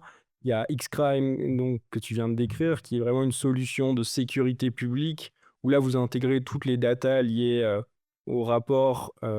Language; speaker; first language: French; native; French